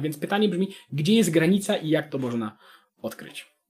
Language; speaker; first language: Polish; native; Polish